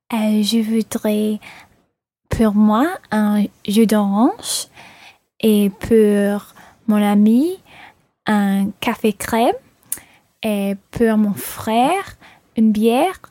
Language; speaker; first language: French; non-native, learner; English